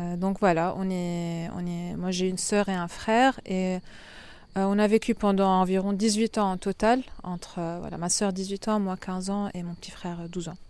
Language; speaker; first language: French; non-native, fluent; Arabic